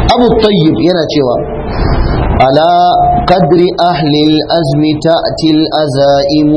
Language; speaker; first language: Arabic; non-native, fluent; Hausa